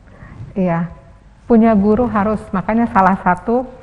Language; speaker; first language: Indonesian; native; Indonesian